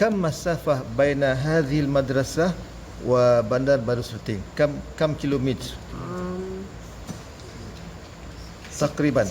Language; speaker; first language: Arabic; non-native, fluent; Malay